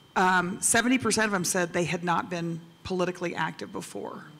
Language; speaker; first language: English; native; English